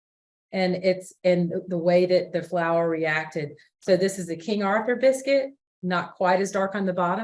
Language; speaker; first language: English; native; English